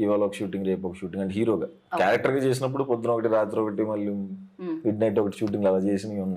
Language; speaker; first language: Telugu; native; Telugu